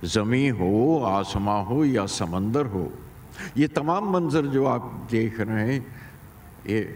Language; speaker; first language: Hindi; native; Hindi